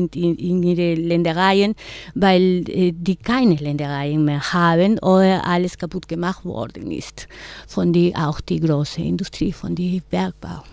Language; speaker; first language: German; non-native, fluent; Spanish